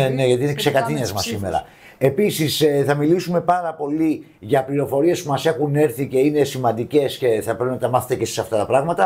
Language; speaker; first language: Greek; native; Greek